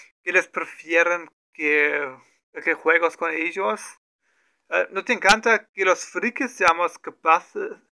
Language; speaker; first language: Spanish; non-native, learner; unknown